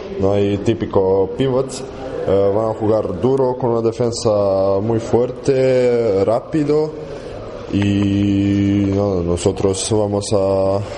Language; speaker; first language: Spanish; non-native, learner; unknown